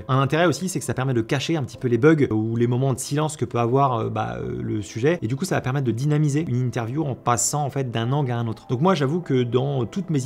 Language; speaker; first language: French; native; French